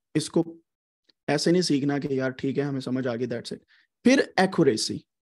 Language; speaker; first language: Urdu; native; Urdu